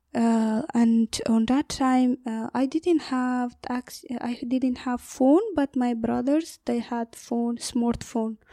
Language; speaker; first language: English; non-native, learner; Persian